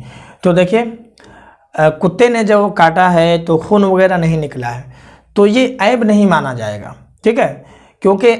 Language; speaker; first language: Hindi; native; Hindi